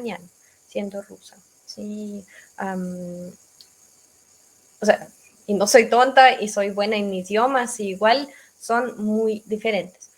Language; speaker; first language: Spanish; non-native, fluent; Russian